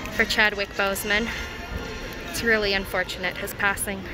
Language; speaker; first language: English; native; English